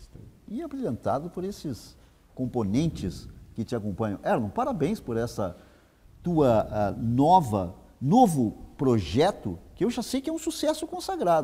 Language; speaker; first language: Portuguese; native; Portuguese